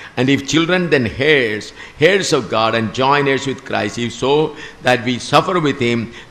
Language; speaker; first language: English; non-native, local second language; Malayalam